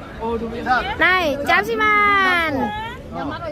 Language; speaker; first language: Korean; non-native, learner; Vietnamese